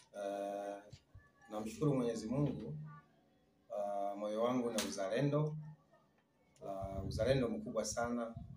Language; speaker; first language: Swahili; non-native, local second language; Sukuma